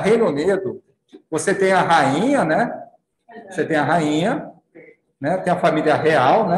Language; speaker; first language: Portuguese; native; Portuguese